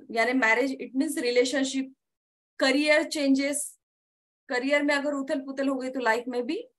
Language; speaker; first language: Hindi; non-native, local second language; Marathi